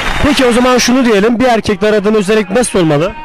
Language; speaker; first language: Turkish; native; Turkish